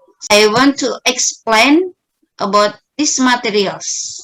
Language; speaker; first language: English; non-native, learner; Indonesian